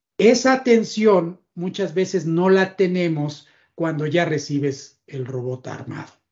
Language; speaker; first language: Spanish; native; Spanish